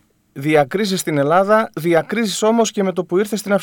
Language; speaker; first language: Greek; native; Greek